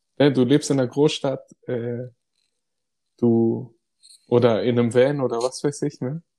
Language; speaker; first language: German; early bilingual, other home language; Greek